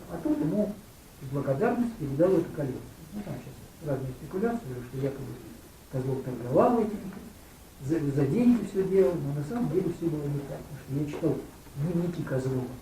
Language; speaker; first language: Russian; native; Russian